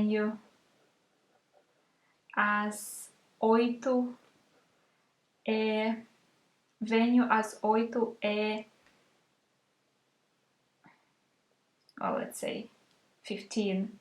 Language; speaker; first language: Portuguese; non-native, learner; Russian